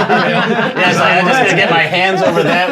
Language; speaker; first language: English; native; English